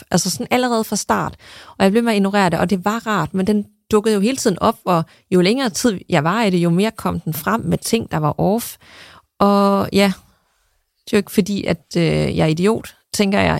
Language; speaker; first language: Danish; native; Danish